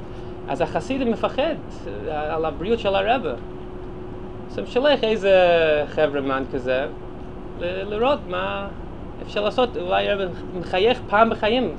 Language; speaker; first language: Hebrew; non-native, fluent; English